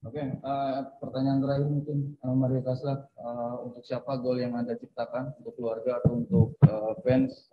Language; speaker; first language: Indonesian; native; Indonesian